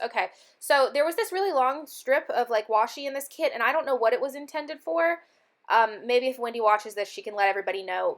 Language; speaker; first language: English; native; English